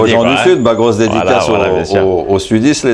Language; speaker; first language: French; native; French